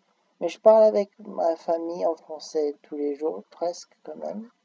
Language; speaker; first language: French; early bilingual, heritage; French